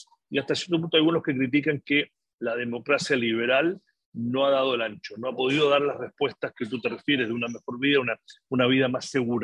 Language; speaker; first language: Spanish; native; Spanish